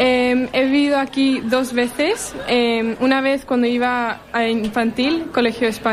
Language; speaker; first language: Spanish; early bilingual, other home language; Norwegian